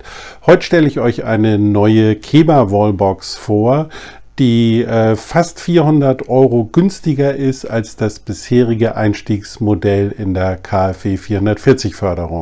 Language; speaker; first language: German; native; German